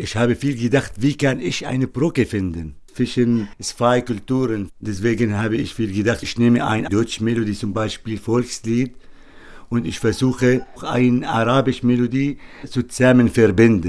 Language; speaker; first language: German; non-native, learner; Arabic